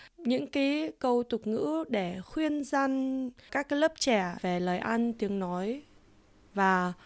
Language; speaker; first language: Vietnamese; early bilingual, heritage; Vietnamese